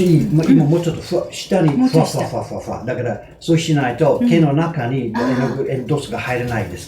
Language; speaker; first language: Japanese; non-native, fluent; English